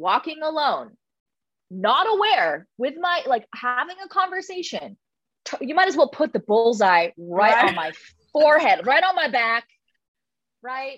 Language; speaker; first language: English; native; English